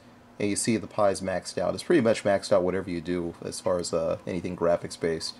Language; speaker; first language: English; native; English